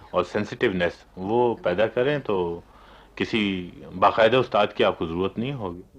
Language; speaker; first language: Urdu; non-native, local second language; Pashto